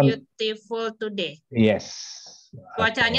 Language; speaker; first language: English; non-native, learner; Indonesian